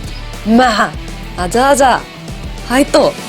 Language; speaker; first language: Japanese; non-native, learner; Korean